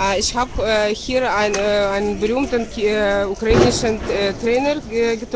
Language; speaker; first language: German; non-native, fluent; Russian